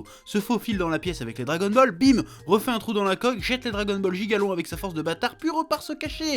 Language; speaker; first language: French; native; French